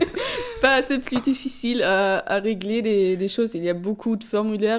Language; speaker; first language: French; non-native, fluent; German